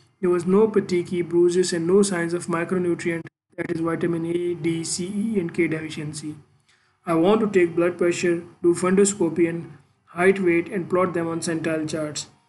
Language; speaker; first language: English; non-native, local second language; Urdu